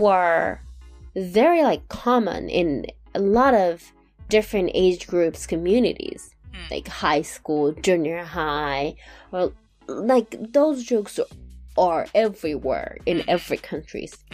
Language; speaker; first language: English; non-native, fluent; Japanese